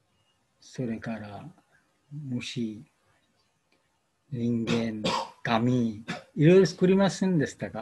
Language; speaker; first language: Japanese; non-native, learner; Bangla